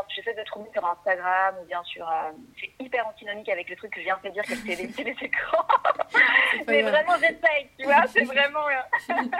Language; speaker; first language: French; native; French